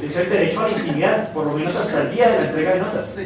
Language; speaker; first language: Spanish; native; Spanish